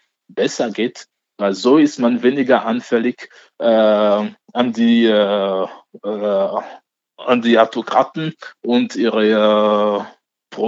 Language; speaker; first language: German; non-native, fluent; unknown